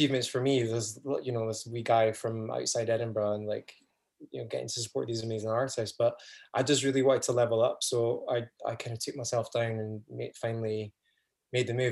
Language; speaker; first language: English; native; English